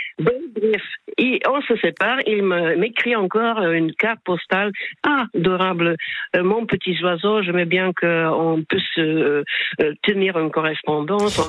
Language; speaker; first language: French; non-native, fluent; Slovak